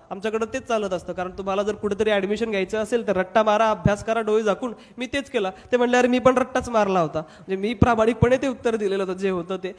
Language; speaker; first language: Marathi; non-native, local second language; Hindi